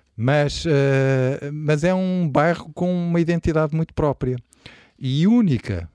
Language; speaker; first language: Portuguese; native; Portuguese